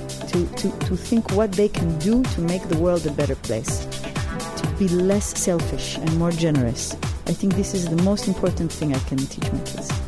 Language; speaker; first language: English; early bilingual, other home language; Hebrew